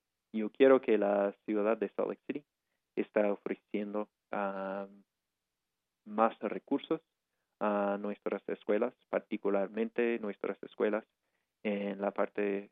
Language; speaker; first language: Spanish; non-native, fluent; English